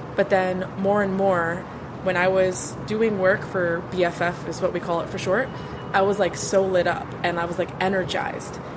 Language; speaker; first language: English; native; English